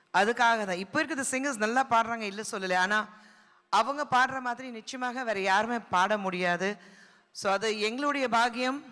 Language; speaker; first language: Tamil; non-native, fluent; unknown